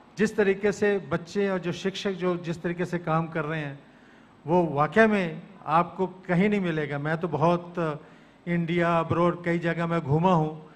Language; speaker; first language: Hindi; native; Hindi